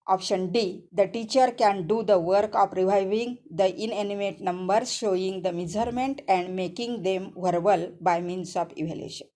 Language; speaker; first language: English; non-native, local second language; Marathi